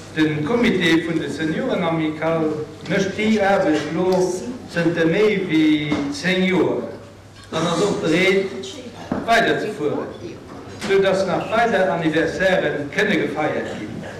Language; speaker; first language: German; non-native, local second language; Luxembourgish